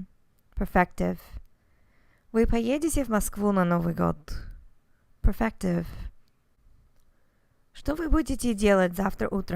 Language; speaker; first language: Russian; non-native, fluent; English